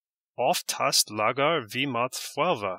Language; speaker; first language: Swedish; non-native, learner; English